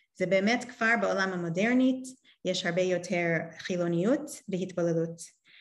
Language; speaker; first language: Hebrew; non-native, fluent; English